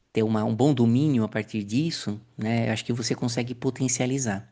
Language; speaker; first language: Portuguese; native; Portuguese